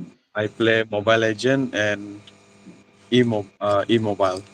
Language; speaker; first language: English; non-native, learner; Malay